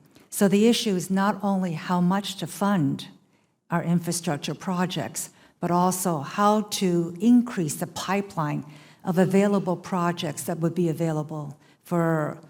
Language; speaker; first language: English; early bilingual, other home language; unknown